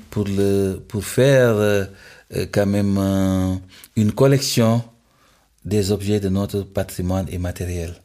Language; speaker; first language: French; non-native, local second language; Wolof